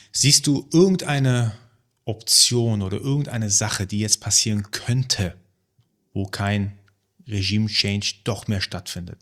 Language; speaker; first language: German; early bilingual, other home language; Persian